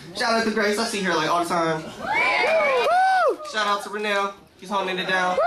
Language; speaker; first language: English; native; English